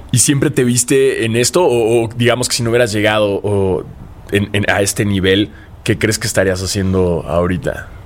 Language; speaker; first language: Spanish; native; Spanish